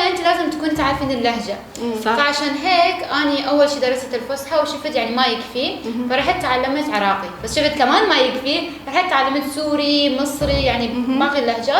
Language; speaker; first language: Arabic; non-native, fluent; Persian